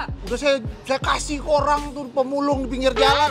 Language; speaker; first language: Indonesian; native; Indonesian